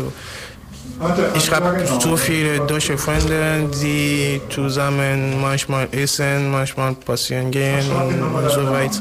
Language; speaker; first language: German; non-native, fluent; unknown